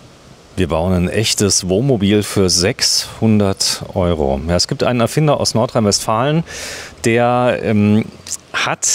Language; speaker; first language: German; native; German